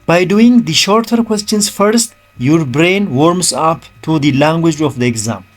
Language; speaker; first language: English; non-native, local second language; Amharic